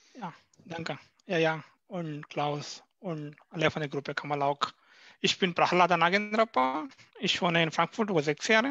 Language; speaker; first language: German; non-native, learner; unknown